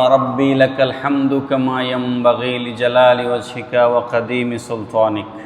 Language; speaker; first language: Bangla; non-native, local second language; Sylheti